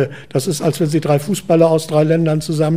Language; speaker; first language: German; native; German